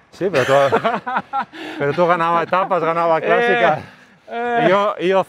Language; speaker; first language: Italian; non-native, learner; Spanish